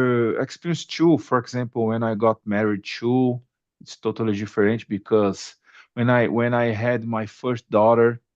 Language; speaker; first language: English; non-native, learner; Portuguese